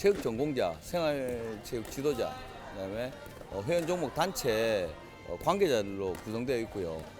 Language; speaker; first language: Korean; native; Korean